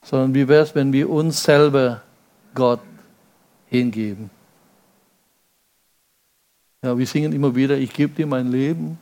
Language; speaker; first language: German; non-native, fluent; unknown